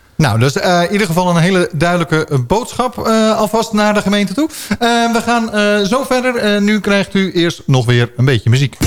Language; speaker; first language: Dutch; native; Dutch